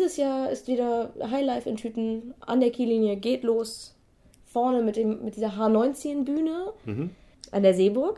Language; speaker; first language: German; native; German